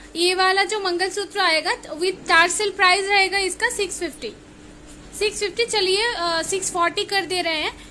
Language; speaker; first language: Hindi; non-native, local second language; Bangla